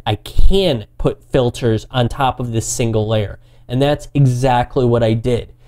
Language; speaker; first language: English; native; English